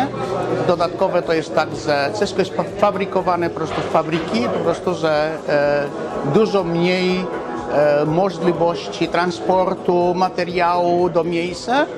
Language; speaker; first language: Polish; non-native, fluent; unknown